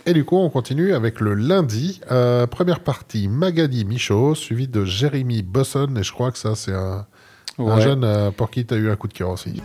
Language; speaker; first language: French; native; French